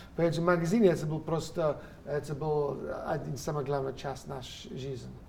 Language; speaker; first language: Russian; non-native, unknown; English